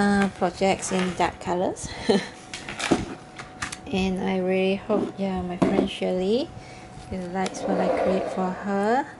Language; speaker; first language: English; non-native, learner; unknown